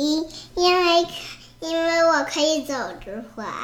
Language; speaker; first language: Chinese; early bilingual, other home language; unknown